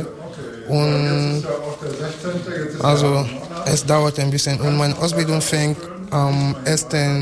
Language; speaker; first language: German; non-native, learner; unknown